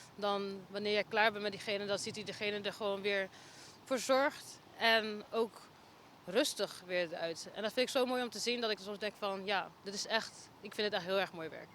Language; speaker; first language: Dutch; native; Dutch